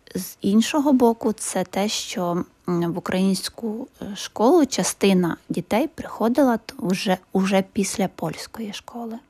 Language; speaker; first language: Ukrainian; native; Ukrainian